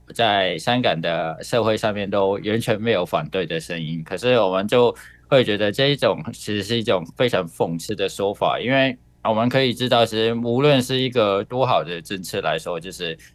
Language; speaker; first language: Chinese; non-native, local second language; Cantonese